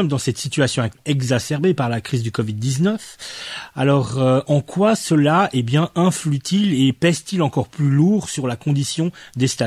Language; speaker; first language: French; native; French